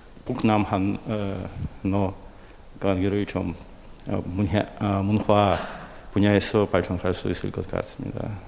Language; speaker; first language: Korean; non-native, learner; Russian